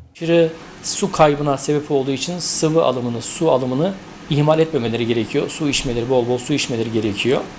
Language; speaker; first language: Turkish; native; Turkish